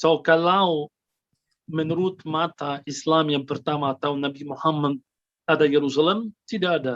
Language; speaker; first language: Indonesian; non-native, fluent; Arabic